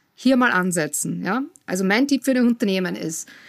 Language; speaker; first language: German; native; German